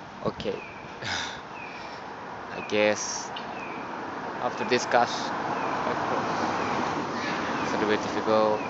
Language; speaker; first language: English; non-native, learner; Spanish